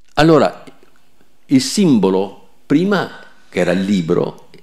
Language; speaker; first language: Italian; non-native, local second language; Venetian